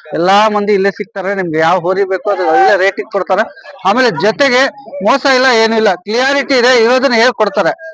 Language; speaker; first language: Kannada; native; Kannada